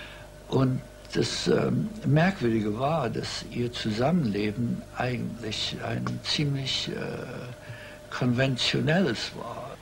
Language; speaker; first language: German; early bilingual, heritage; German